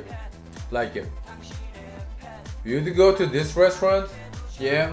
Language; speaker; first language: English; non-native, learner; Korean